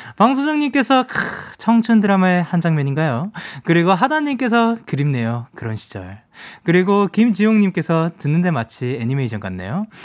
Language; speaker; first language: Korean; native; Korean